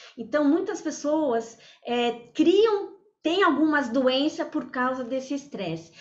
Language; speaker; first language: Portuguese; early bilingual, other home language; French